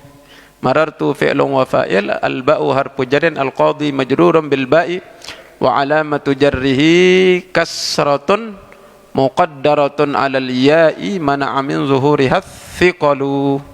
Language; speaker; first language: Arabic; non-native, fluent; Indonesian